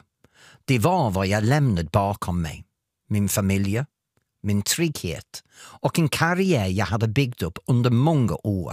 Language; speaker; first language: Swedish; non-native, fluent; English